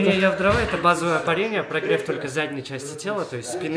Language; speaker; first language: Russian; native; Russian